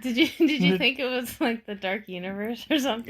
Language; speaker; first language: English; native; English